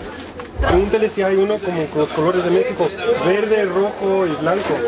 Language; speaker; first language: Spanish; native; Spanish